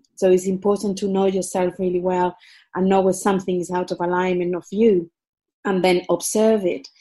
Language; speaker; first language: English; non-native, fluent; Spanish